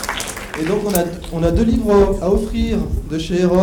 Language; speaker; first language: French; native; French